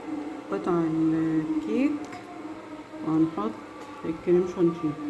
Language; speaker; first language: Arabic; native; Arabic